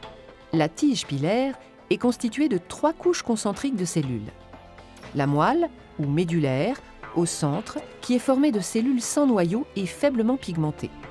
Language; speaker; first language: French; native; French